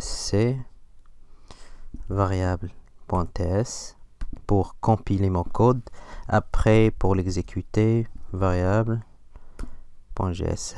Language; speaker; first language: French; non-native, local second language; Arabic